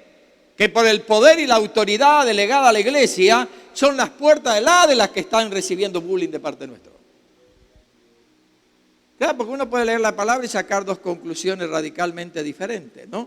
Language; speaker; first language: Spanish; native; Spanish